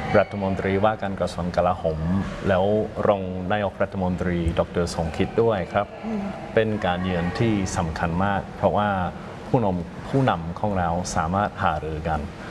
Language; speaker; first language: Thai; non-native, fluent; English